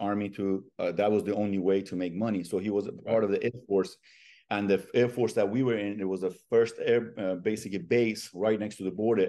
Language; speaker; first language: English; non-native, fluent; Persian